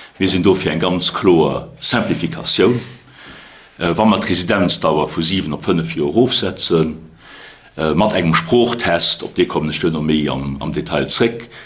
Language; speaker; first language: Luxembourgish; native; Luxembourgish